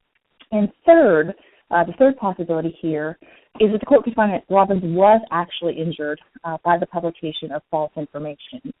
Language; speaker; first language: English; native; English